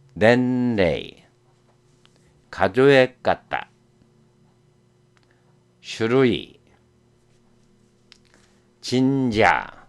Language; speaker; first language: Japanese; non-native, fluent; Korean